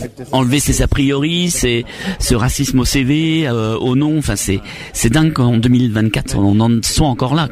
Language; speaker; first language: French; native; French